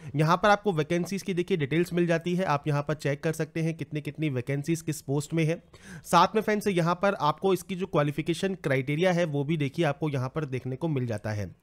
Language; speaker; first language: Hindi; native; Hindi